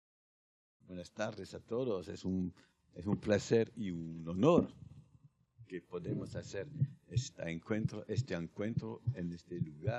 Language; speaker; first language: Spanish; non-native, learner; French